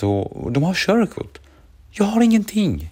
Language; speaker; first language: Swedish; early bilingual, other home language; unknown